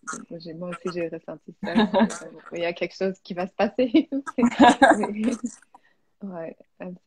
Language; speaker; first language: French; non-native, fluent; English